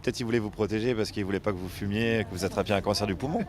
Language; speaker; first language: French; native; French